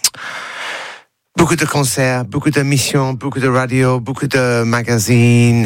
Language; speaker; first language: French; non-native, learner; English